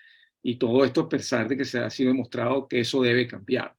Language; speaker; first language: Spanish; native; Spanish